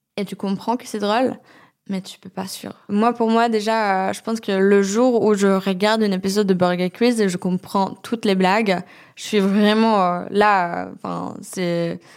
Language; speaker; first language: French; non-native, fluent; Norwegian